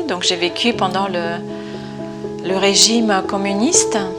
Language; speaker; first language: French; non-native, fluent; Bulgarian